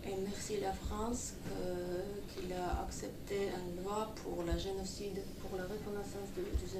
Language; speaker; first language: French; non-native, fluent; Armenian